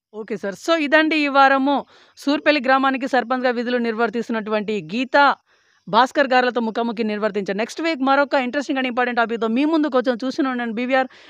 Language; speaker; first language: Telugu; native; Telugu